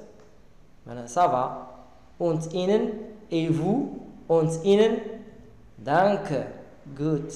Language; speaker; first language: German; non-native, learner; Arabic